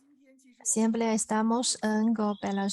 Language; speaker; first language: Spanish; non-native, fluent; Chinese